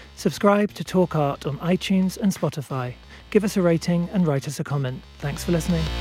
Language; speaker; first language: English; native; English